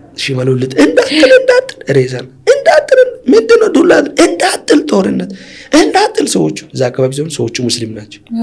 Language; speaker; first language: Amharic; non-native, local second language; Hadiyya